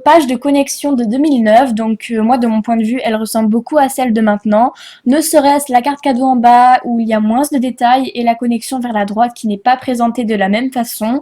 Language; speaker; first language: French; native; French